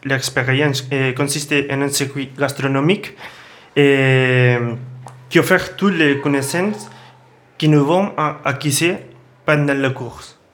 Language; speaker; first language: French; non-native, learner; Catalan